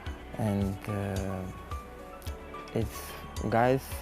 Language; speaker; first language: English; non-native, learner; Russian